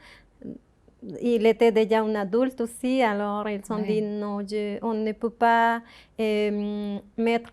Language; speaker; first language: French; non-native, fluent; Spanish